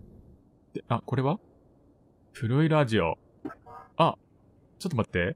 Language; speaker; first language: Japanese; non-native, fluent; English